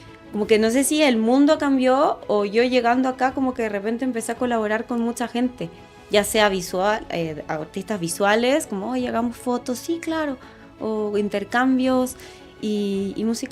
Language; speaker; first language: Spanish; native; Spanish